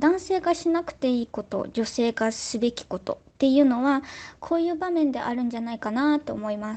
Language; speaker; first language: Japanese; native; Japanese